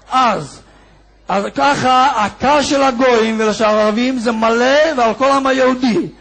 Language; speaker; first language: Hebrew; non-native, fluent; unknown